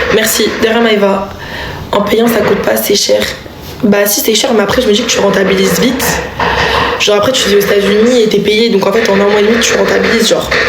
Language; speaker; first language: French; native; French